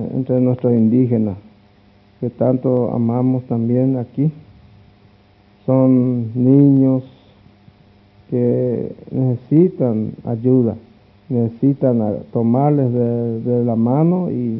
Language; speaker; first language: Spanish; non-native, local second language; Guarani